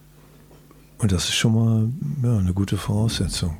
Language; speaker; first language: German; native; German